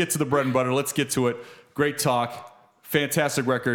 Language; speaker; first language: English; native; English